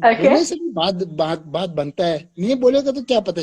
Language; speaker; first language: Hindi; non-native, local second language; Tibetan